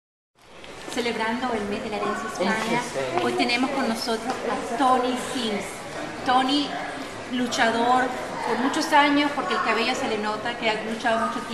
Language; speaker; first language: Spanish; native; Spanish